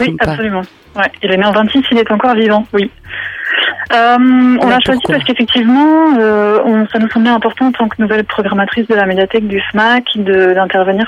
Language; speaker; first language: French; native; French